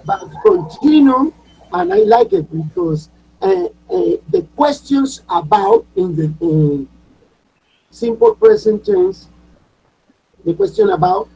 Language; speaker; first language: English; non-native, learner; Spanish